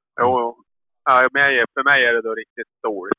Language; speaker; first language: Swedish; native; Swedish